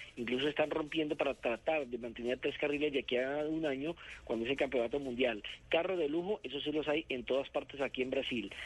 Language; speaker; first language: Spanish; native; Spanish